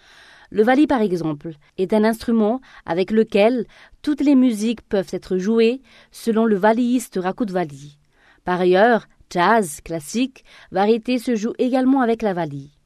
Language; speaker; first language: French; non-native, local second language; Malagasy